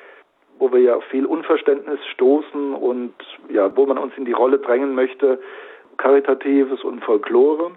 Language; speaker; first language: German; native; German